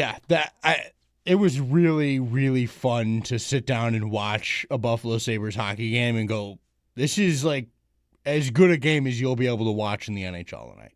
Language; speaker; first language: English; native; English